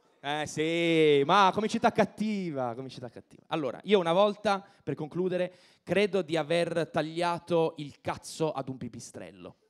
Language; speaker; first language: Italian; native; Italian